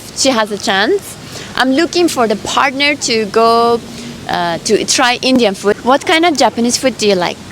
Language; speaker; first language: English; non-native, fluent; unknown